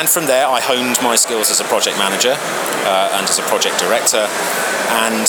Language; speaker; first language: English; native; English